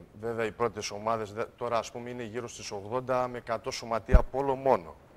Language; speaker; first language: Greek; early bilingual, heritage; Greek